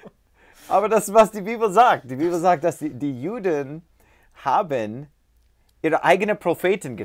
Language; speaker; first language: German; non-native, fluent; English